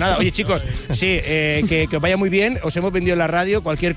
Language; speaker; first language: Spanish; native; Spanish